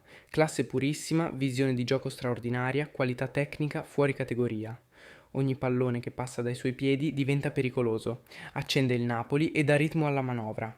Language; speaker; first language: Italian; native; Italian